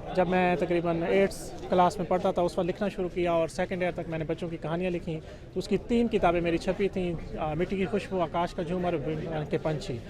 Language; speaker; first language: Urdu; non-native, local second language; Saraiki